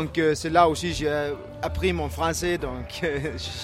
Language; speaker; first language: French; non-native, learner; Danish